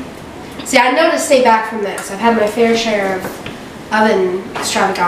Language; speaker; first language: English; native; English